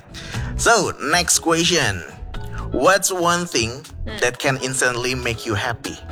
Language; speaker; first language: English; non-native, fluent; Indonesian